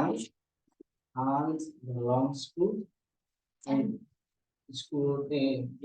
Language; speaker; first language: English; non-native, learner; Spanish